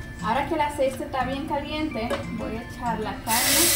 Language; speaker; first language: Spanish; early bilingual, heritage; Spanish